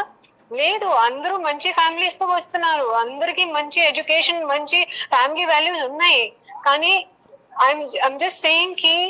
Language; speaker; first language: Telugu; non-native, learner; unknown